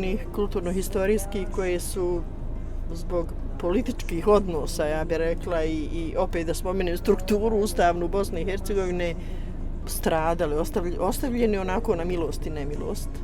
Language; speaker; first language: Bosnian; native; Bosnian